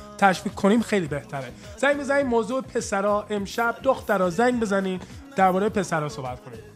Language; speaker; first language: Persian; early bilingual, heritage; English